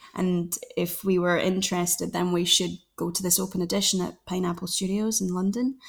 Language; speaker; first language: English; native; English